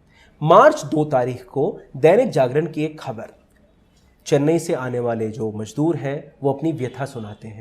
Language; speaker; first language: Hindi; native; Hindi